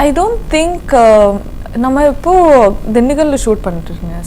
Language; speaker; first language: Tamil; non-native, learner; Kodava